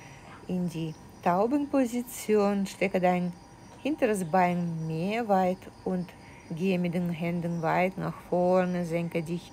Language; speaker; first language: German; non-native, fluent; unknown